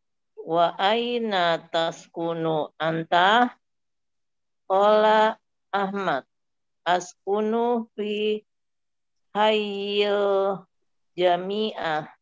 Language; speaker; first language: Arabic; non-native, learner; Indonesian